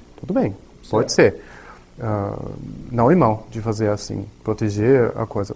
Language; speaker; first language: Portuguese; non-native, learner; German